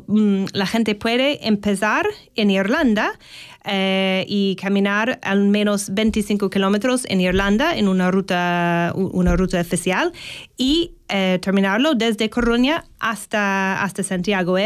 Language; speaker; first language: Spanish; non-native, fluent; English